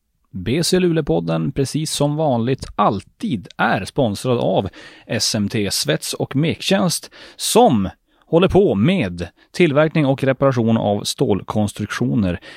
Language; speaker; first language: Swedish; native; Swedish